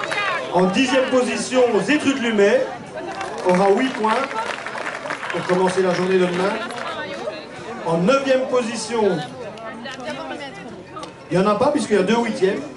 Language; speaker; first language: French; native; French